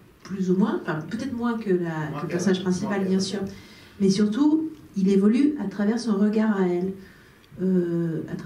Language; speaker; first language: French; native; French